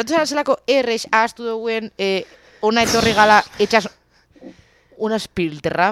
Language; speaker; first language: Basque; native; Basque